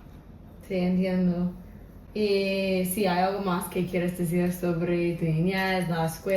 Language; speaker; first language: Spanish; non-native, local second language; English